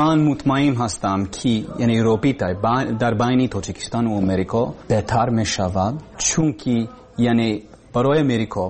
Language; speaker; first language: Persian; non-native, learner; English